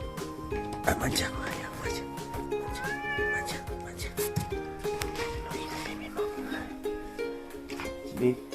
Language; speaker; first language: Japanese; native; Japanese